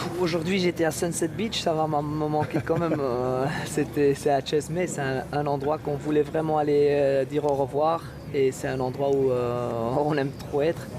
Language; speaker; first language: French; non-native, local second language; Dutch